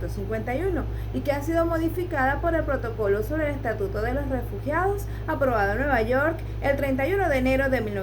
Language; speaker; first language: Spanish; native; Spanish